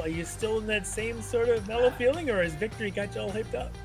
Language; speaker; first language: English; native; English